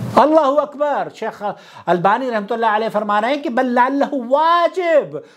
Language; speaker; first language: Urdu; native; Urdu